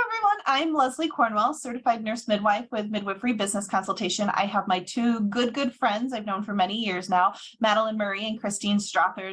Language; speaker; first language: English; native; English